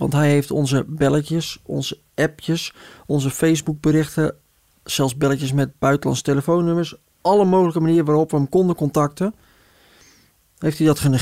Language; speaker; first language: Dutch; native; Dutch